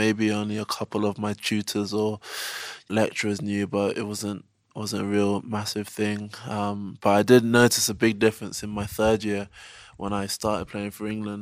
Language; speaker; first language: English; native; English